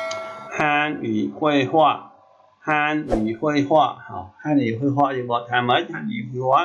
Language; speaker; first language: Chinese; non-native, fluent; Khmer